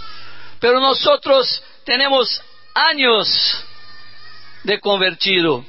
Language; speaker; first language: Spanish; non-native, learner; Portuguese